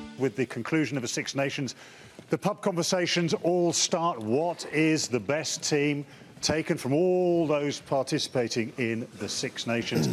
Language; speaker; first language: English; native; English